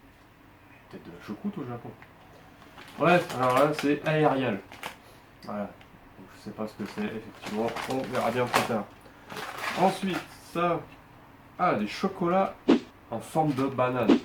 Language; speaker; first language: French; native; French